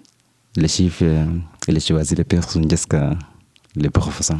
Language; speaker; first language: French; non-native, learner; Arabic